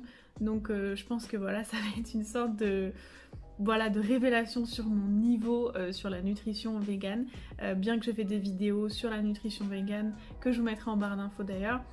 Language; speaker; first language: French; native; French